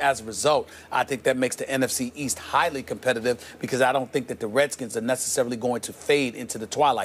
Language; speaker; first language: English; native; English